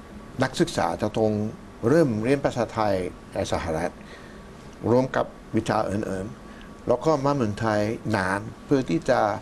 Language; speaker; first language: Thai; non-native, fluent; English